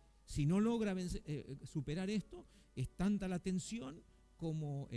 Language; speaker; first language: Spanish; native; Spanish